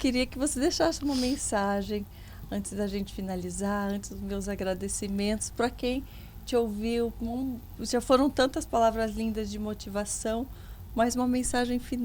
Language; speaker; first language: Portuguese; native; Portuguese